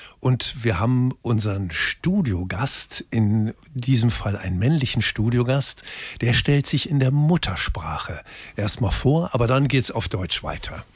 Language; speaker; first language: German; native; German